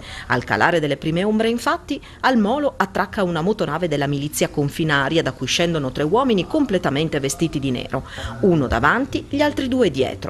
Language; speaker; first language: Italian; native; Italian